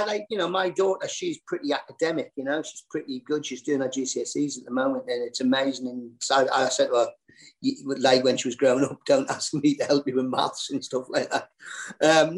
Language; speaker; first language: English; native; English